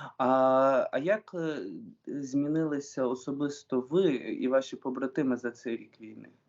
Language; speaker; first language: Ukrainian; native; Ukrainian